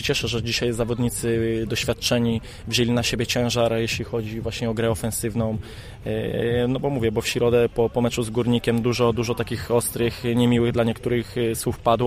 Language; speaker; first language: Polish; native; Polish